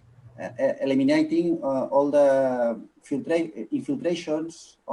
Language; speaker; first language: English; non-native, local second language; Catalan